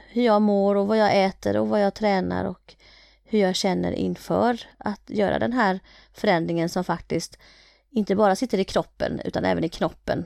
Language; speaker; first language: Swedish; early bilingual, other home language; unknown